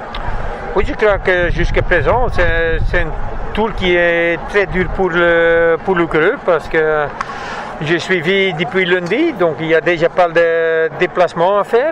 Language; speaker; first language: French; non-native, fluent; Dutch